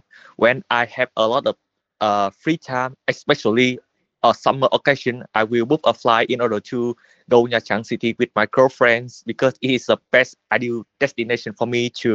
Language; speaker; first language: English; non-native, learner; Vietnamese